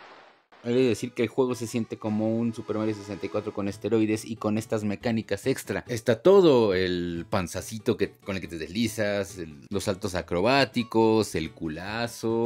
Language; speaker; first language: Spanish; native; Spanish